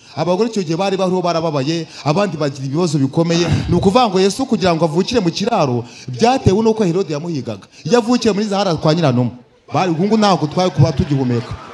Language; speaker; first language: Kinyarwanda; native; Kinyarwanda